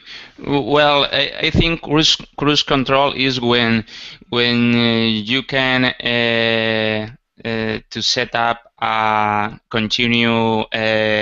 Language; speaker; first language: English; non-native, learner; Spanish